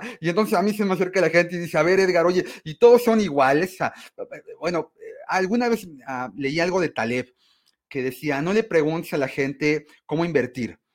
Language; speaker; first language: Spanish; native; Spanish